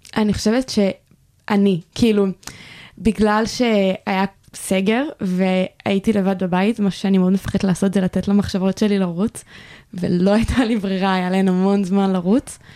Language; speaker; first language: Hebrew; native; Hebrew